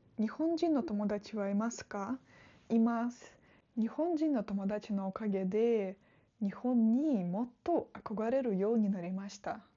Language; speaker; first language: Japanese; non-native, fluent; Russian